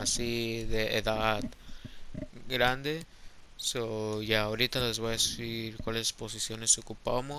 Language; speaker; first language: Spanish; early bilingual, heritage; Spanish